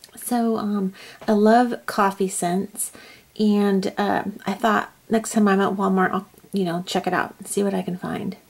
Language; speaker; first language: English; native; English